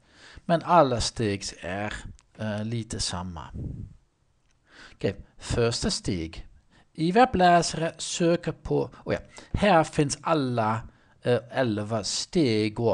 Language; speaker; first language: Swedish; non-native, learner; Dutch